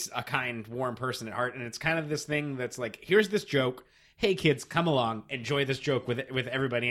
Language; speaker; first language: English; native; English